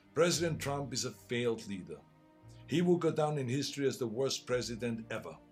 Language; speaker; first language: English; non-native, fluent; German